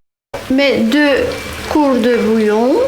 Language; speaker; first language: French; non-native, fluent; Turkish